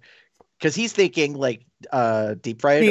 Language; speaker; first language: English; native; English